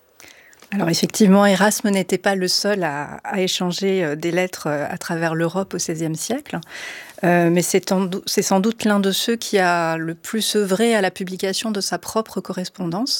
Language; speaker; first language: French; native; French